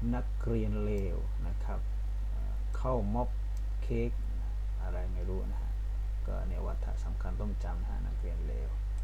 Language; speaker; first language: Thai; non-native, local second language; Pattani Malay